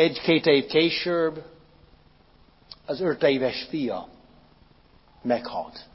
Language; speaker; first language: Hungarian; non-native, fluent; English